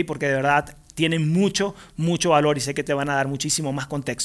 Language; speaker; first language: Spanish; native; Spanish